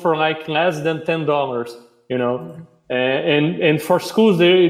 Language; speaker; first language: English; non-native, fluent; Portuguese